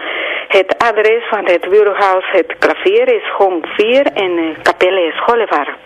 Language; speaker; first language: Dutch; non-native, learner; Spanish